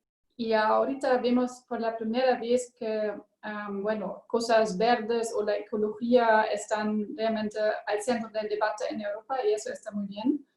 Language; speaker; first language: Spanish; non-native, learner; German